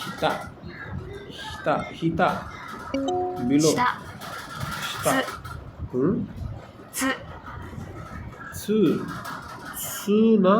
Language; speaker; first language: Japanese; non-native, learner; Tamil